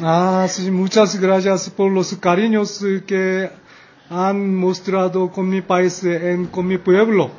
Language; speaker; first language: Spanish; non-native, fluent; Korean